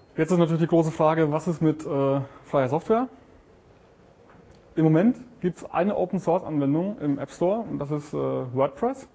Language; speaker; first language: German; native; German